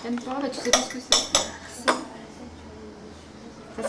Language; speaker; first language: French; native; French